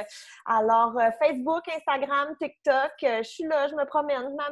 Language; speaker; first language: French; native; French